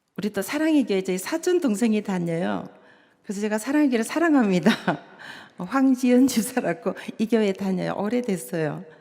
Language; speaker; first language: Korean; native; Korean